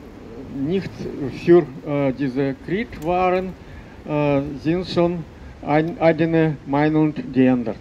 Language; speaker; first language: German; non-native, fluent; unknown